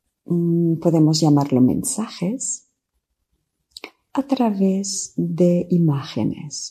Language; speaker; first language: Spanish; non-native, fluent; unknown